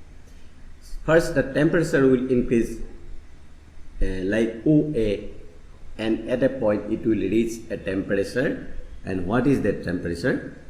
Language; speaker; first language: English; non-native, local second language; Assamese